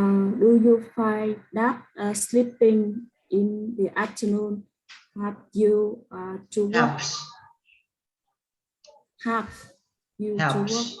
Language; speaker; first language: English; non-native, learner; Vietnamese